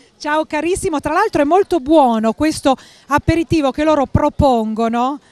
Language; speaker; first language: Italian; native; Italian